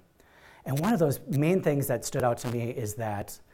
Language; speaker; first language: English; native; English